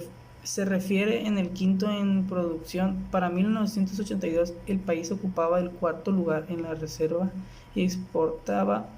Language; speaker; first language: Spanish; native; Spanish